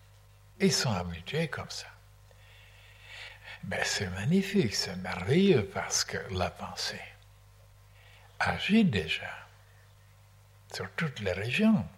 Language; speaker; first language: French; non-native, fluent; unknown